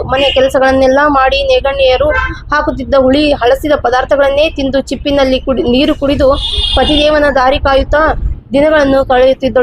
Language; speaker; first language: Kannada; native; Kannada